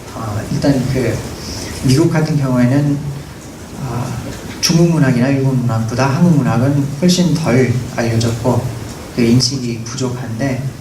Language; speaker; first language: Korean; non-native, fluent; English